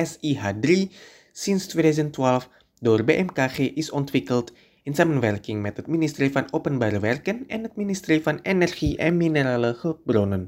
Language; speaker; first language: Dutch; non-native, fluent; Indonesian